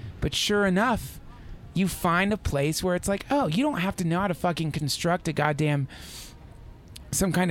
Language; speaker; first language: English; native; English